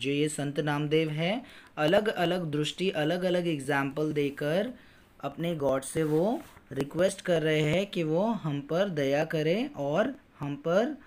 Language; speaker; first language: Hindi; non-native, local second language; Marathi